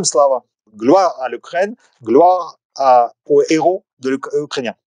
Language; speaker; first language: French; non-native, fluent; Russian